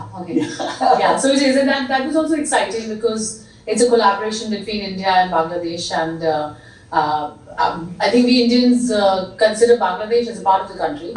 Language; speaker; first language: English; non-native, local second language; Hindi